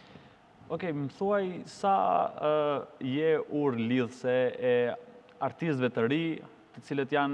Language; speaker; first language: Albanian; native; Albanian